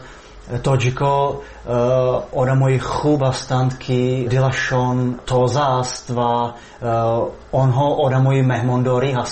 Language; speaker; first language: Persian; non-native, fluent; Czech